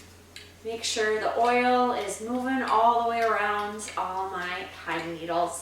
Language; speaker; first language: English; native; English